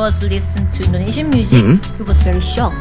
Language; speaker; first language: English; non-native, learner; Korean